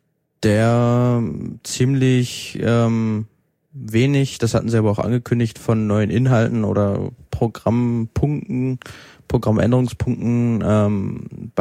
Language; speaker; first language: German; native; German